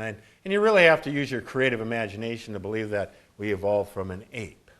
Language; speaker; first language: English; native; English